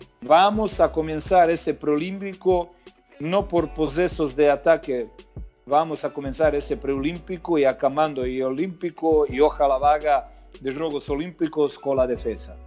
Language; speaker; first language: Spanish; non-native, fluent; Croatian